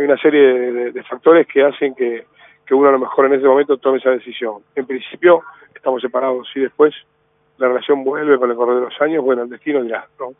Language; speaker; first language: Spanish; native; Spanish